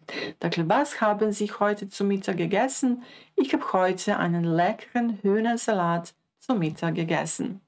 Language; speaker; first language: German; non-native, fluent; Croatian